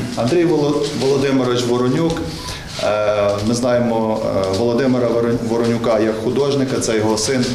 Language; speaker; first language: Ukrainian; native; Ukrainian